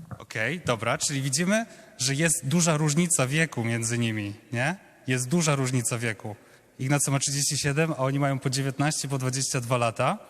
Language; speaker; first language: Polish; native; Polish